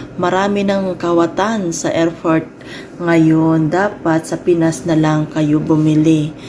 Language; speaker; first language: Filipino; non-native, local second language; Cebuano